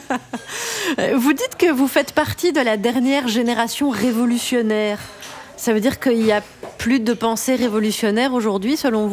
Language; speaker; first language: French; native; French